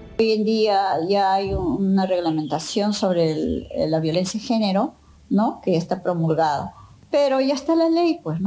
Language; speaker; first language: Spanish; native; Spanish